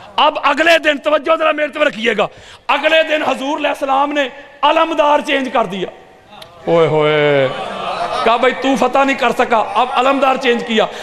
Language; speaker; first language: Urdu; non-native, local second language; Punjabi